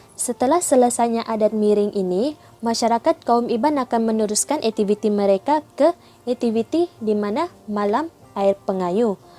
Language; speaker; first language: Malay; non-native, local second language; Iban